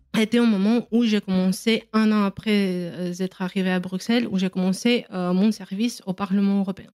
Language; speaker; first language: French; non-native, fluent; Romanian